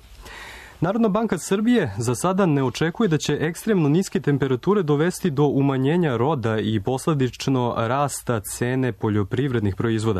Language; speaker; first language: Croatian; native; Croatian